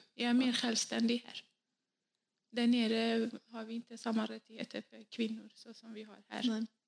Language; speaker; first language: Swedish; non-native, fluent; Central Kurdish